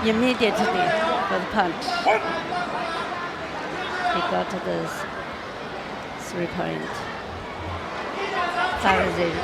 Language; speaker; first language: English; non-native, learner; Chinese